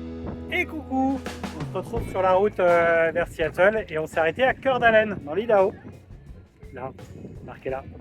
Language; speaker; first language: French; native; French